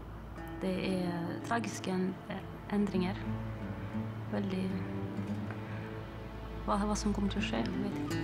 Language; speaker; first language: Swedish; non-native, fluent; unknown